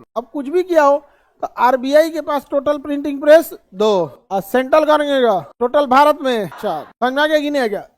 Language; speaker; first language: Hindi; native; Hindi